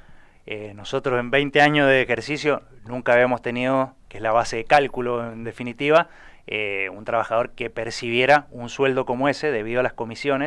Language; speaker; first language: Spanish; native; Spanish